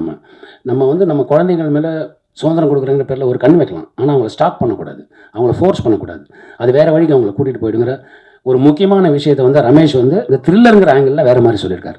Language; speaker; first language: Tamil; native; Tamil